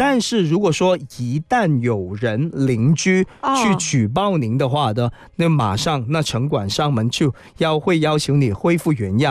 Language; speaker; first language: Chinese; native; Chinese